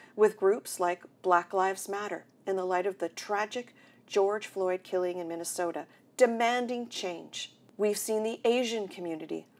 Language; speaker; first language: English; native; English